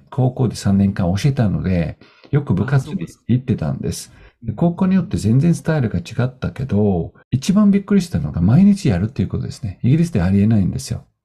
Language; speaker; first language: Japanese; non-native, fluent; Dutch